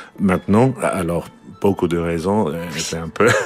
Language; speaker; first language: French; non-native, learner; English